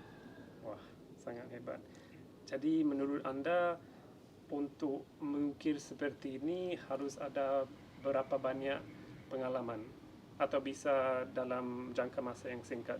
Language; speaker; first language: Indonesian; non-native, fluent; English